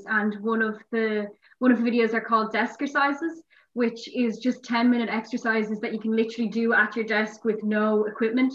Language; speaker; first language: English; native; English